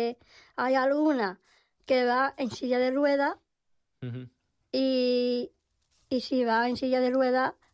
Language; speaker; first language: Spanish; native; Spanish